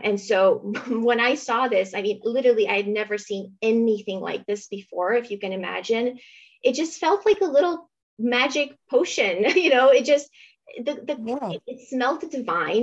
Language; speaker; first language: English; early bilingual, other home language; Romanian